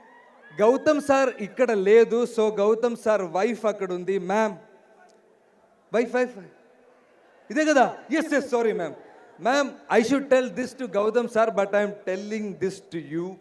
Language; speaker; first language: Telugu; non-native, learner; Malayalam